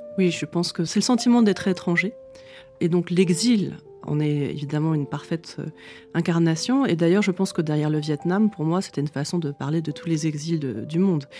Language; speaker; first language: French; early bilingual, other home language; Vietnamese